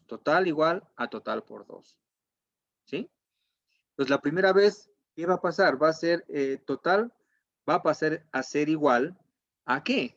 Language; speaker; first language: Spanish; native; Spanish